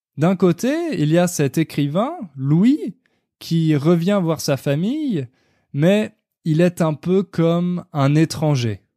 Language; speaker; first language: French; native; French